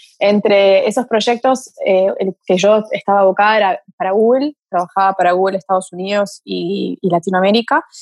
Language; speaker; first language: Spanish; early bilingual, other home language; Portuguese